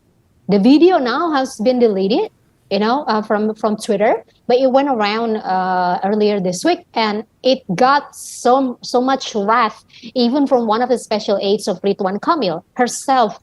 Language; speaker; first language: English; non-native, fluent; Indonesian